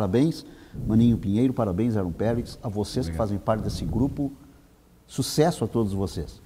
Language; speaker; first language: Portuguese; native; Portuguese